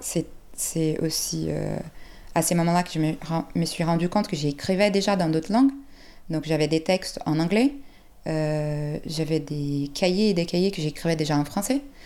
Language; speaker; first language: French; non-native, fluent; Portuguese